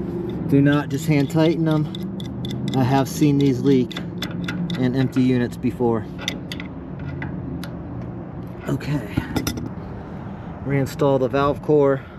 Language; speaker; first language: English; native; English